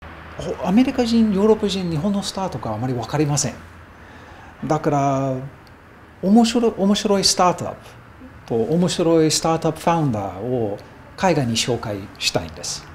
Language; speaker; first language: Japanese; non-native, fluent; English